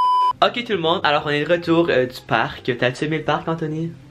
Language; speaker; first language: French; native; French